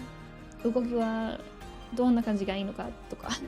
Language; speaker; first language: Japanese; non-native, fluent; English